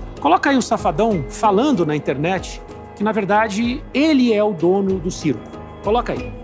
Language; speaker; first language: Portuguese; native; Portuguese